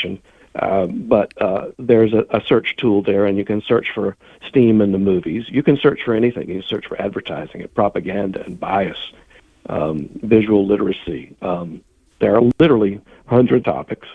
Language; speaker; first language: English; native; English